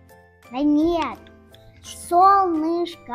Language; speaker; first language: Russian; non-native, local second language; Tajik